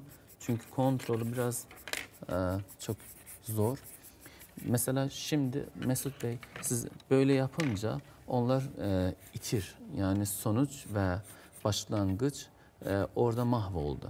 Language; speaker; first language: Turkish; non-native, fluent; Azerbaijani